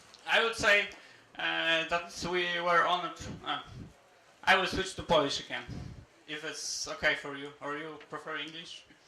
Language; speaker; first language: English; non-native, fluent; Polish